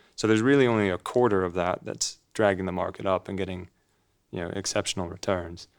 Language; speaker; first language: English; native; English